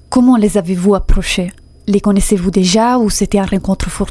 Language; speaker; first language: French; native; French